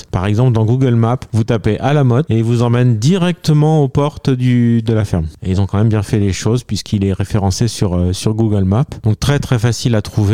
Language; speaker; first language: French; native; French